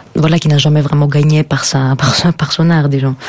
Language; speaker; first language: French; non-native, fluent; Greek